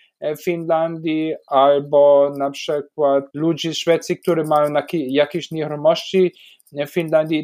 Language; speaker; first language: Polish; non-native, fluent; German